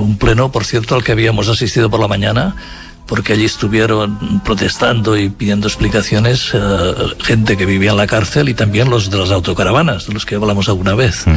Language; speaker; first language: Spanish; native; Spanish